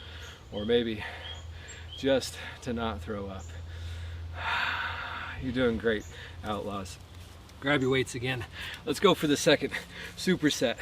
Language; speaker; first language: English; native; English